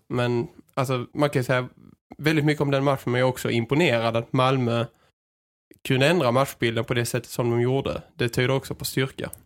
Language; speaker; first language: Swedish; native; Swedish